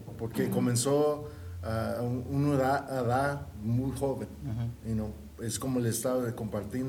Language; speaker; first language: Spanish; early bilingual, heritage; Spanish